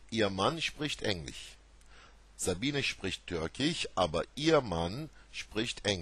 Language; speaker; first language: German; non-native, fluent; Turkish